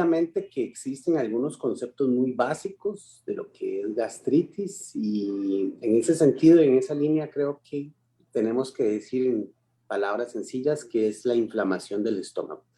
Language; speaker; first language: Spanish; native; Spanish